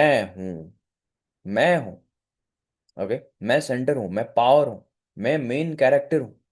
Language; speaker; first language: Hindi; non-native, local second language; Odia